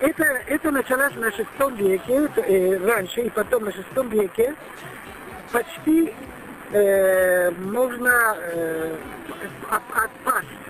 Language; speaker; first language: Russian; non-native, learner; Italian